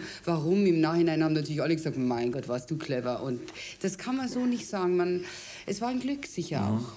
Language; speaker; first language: German; native; German